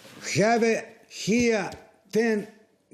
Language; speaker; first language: English; non-native, learner; Serbian